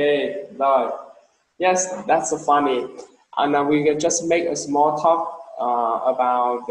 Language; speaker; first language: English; non-native, learner; Vietnamese